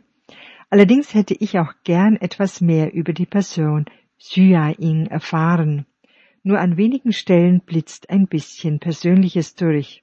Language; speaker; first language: German; native; German